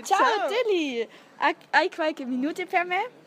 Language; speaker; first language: Italian; non-native, learner; German